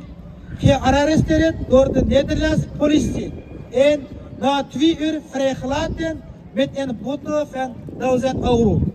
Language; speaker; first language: Dutch; non-native, fluent; Uyghur